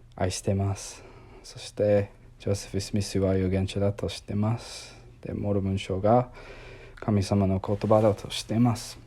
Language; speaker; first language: Japanese; non-native, learner; English